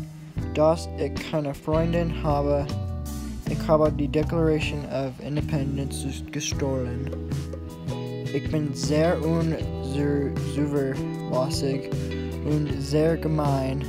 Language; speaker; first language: German; non-native, learner; English